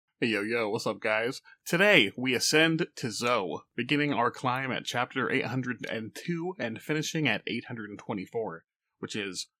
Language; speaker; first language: English; native; English